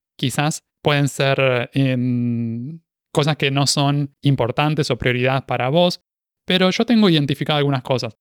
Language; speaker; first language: Spanish; native; Spanish